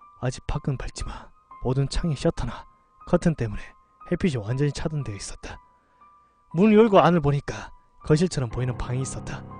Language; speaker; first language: Korean; native; Korean